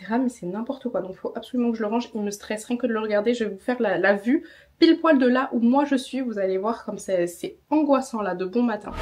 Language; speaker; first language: French; native; French